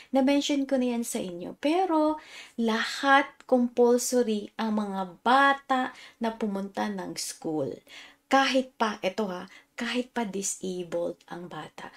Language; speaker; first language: Filipino; native; Filipino